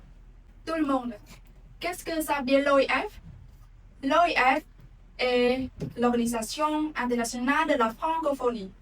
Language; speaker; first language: French; non-native, learner; Khmer